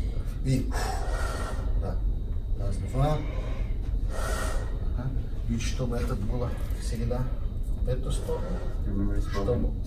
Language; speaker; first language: Russian; non-native, fluent; Portuguese